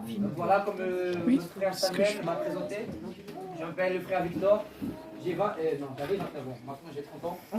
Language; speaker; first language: French; early bilingual, other home language; Portuguese